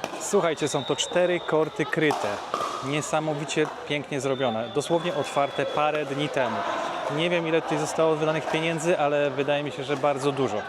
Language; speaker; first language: Polish; native; Polish